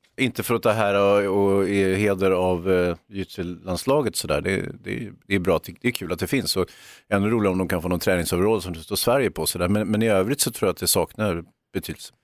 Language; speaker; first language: Swedish; native; Swedish